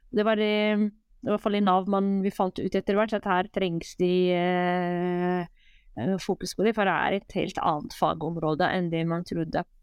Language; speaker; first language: Norwegian; non-native, fluent; Arabic